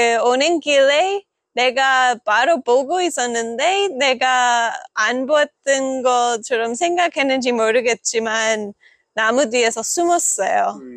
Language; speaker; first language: Korean; non-native, fluent; English